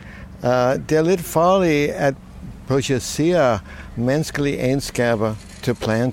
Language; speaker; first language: Danish; non-native, fluent; English